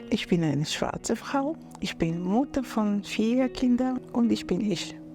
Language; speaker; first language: German; non-native, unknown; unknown